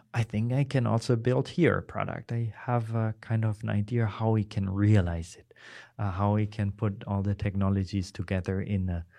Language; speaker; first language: English; non-native, fluent; German